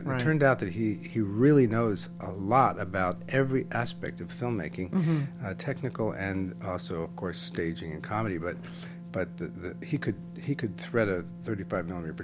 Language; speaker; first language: English; native; English